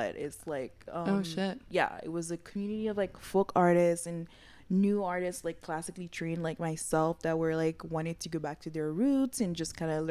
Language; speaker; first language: English; non-native, fluent; Haitian Creole